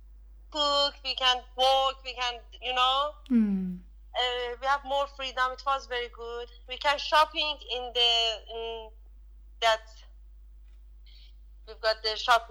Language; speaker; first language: English; non-native, learner; Persian